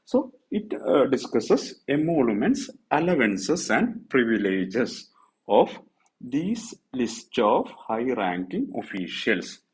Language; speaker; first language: English; non-native, local second language; Malayalam